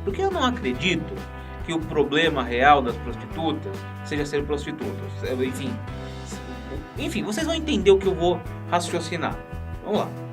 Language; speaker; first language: Portuguese; native; Portuguese